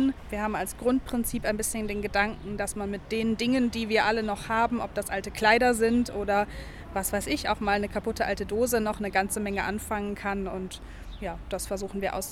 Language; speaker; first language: German; native; German